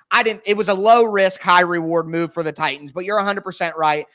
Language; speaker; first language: English; native; English